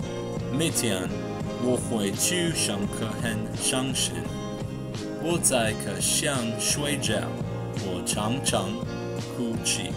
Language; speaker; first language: Chinese; non-native, learner; English